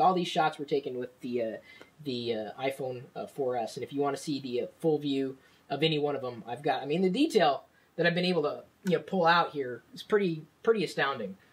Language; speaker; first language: English; native; English